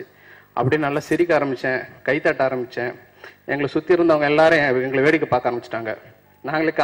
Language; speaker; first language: Tamil; native; Tamil